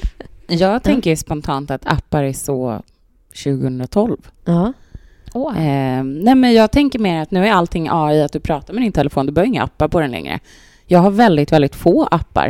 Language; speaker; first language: Swedish; native; Swedish